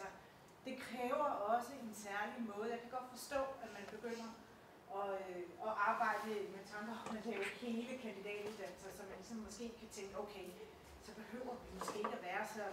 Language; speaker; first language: Danish; native; Danish